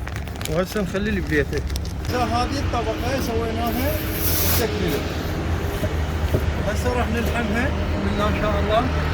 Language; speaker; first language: Arabic; native; Arabic